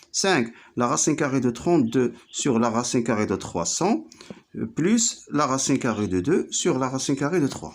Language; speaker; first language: French; non-native, local second language; Arabic